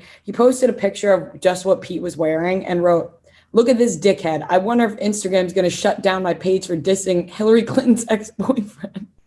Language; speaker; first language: English; native; English